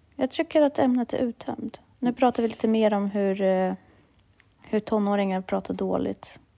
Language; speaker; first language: Swedish; early bilingual, other home language; Russian